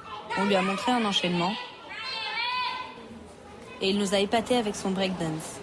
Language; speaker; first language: French; native; French